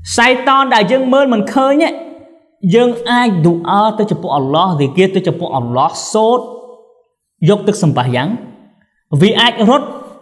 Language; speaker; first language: Khmer; non-native, local second language; Eastern Cham